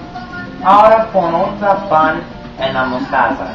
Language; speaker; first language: Spanish; non-native, learner; English